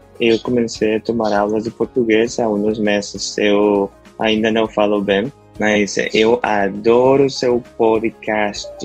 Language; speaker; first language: Portuguese; non-native, learner; Spanish